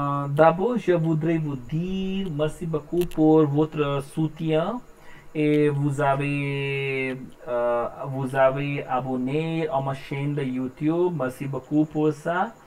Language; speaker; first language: French; non-native, learner; Hindi